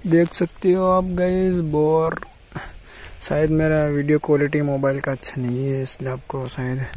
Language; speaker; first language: Hindi; non-native, local second language; Gujarati